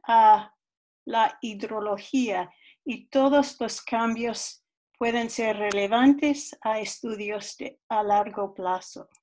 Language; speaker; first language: Spanish; non-native, fluent; English